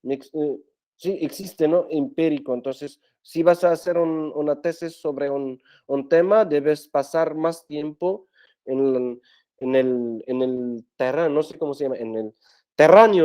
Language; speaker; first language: Spanish; non-native, fluent; Arabic